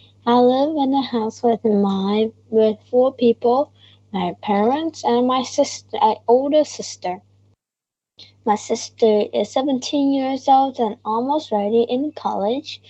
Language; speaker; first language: English; non-native, learner; Vietnamese